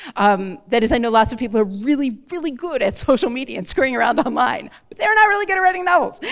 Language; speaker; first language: English; native; English